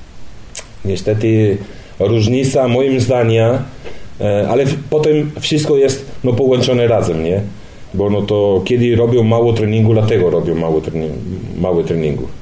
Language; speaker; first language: Polish; non-native, learner; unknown